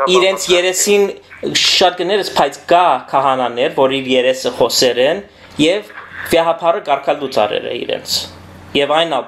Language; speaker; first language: Armenian; early bilingual, heritage; Armenian